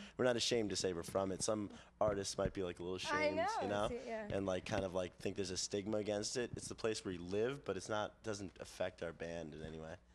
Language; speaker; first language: English; native; English